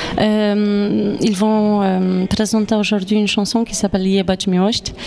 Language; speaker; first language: French; non-native, fluent; Polish